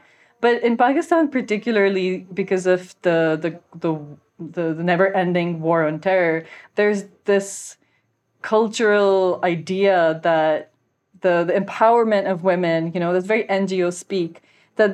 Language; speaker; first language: English; non-native, local second language; Urdu